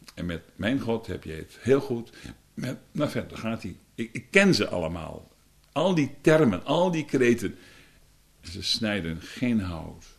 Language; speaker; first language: Dutch; native; Dutch